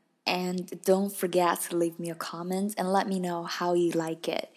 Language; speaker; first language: English; non-native, fluent; Chinese